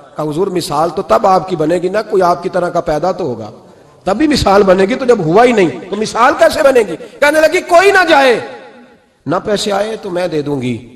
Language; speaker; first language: Urdu; non-native, local second language; Punjabi